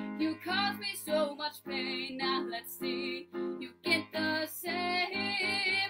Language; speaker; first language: English; native; English